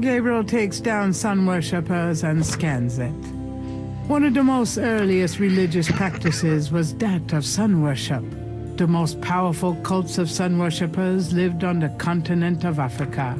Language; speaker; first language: English; native; English